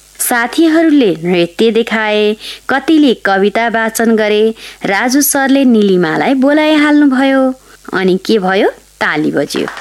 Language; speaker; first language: Nepali; native; Nepali